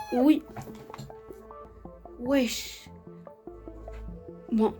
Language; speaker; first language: French; native; French